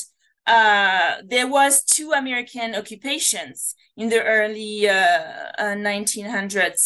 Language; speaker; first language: English; non-native, fluent; French